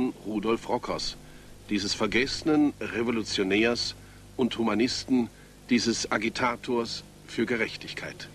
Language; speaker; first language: German; native; German